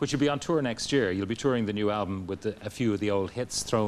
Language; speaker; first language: English; native; English